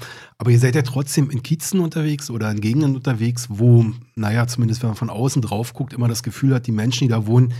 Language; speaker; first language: German; native; German